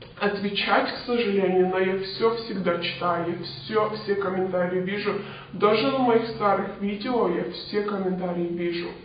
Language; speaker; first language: Russian; early bilingual, heritage; Russian